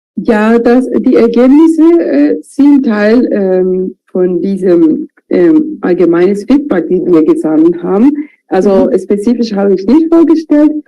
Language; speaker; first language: German; non-native, fluent; Spanish